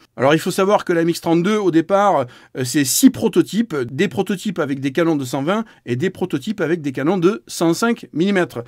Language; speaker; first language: French; native; French